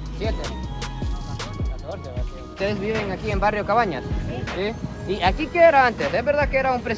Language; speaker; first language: Spanish; non-native, fluent; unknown